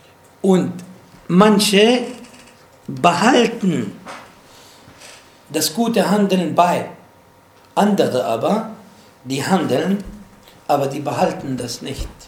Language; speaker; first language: German; non-native, fluent; Arabic